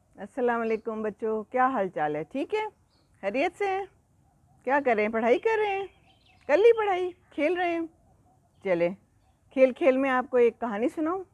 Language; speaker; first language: Urdu; native; Urdu